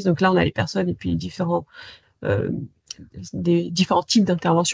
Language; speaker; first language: French; native; French